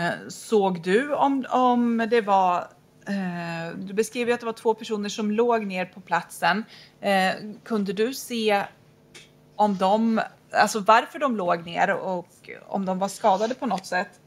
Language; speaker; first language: Swedish; native; Swedish